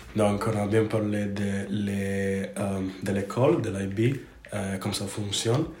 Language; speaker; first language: French; non-native, learner; Italian